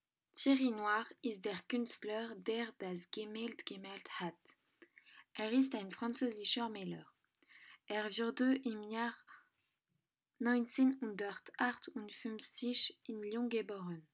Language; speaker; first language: German; non-native, learner; French